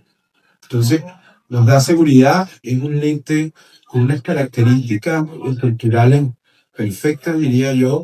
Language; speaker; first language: Spanish; native; Spanish